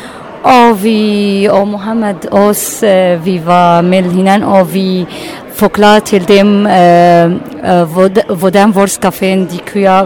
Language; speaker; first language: Danish; non-native, learner; Arabic